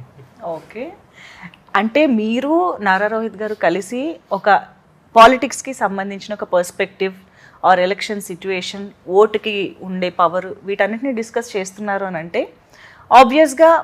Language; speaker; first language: Telugu; native; Telugu